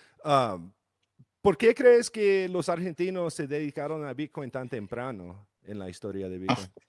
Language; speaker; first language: Spanish; non-native, fluent; English